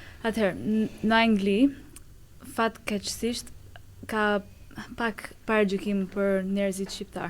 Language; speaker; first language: Albanian; early bilingual, heritage; English